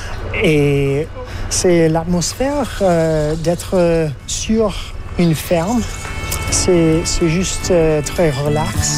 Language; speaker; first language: French; non-native, fluent; English